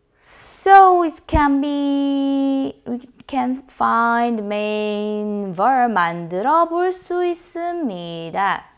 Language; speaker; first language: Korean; non-native, fluent; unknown